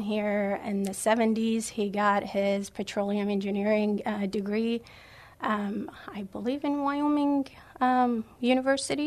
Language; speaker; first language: English; non-native, fluent; Persian